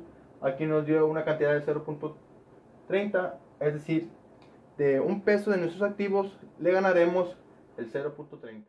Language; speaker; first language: Spanish; native; Spanish